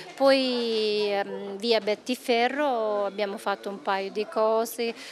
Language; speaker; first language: Italian; non-native, learner; Russian